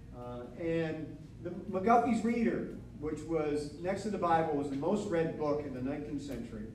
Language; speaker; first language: English; native; English